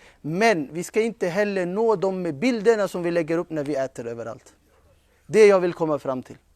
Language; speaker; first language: Swedish; non-native, fluent; Urdu